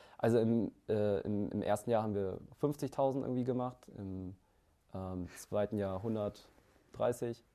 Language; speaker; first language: German; early bilingual, other home language; Vietnamese